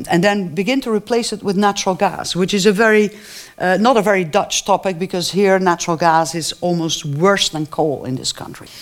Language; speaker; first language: English; non-native, fluent; Dutch